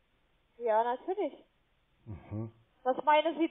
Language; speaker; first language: German; non-native, learner; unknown